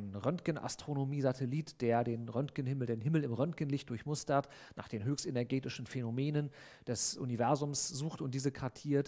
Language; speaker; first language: German; native; German